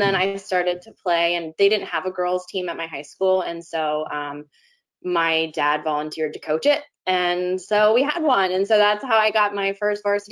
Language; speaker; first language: English; native; English